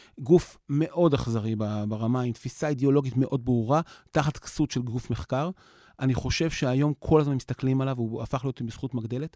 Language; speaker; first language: Hebrew; native; Hebrew